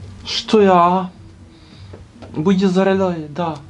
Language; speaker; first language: Russian; non-native, learner; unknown